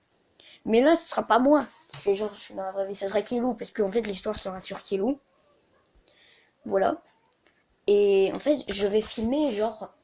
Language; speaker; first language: French; native; French